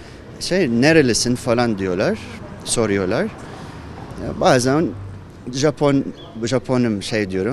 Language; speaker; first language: Turkish; non-native, fluent; Japanese